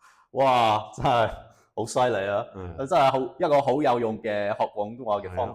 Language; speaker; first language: Cantonese; non-native, fluent; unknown